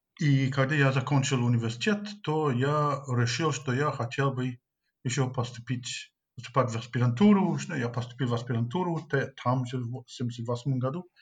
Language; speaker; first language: Russian; non-native, fluent; English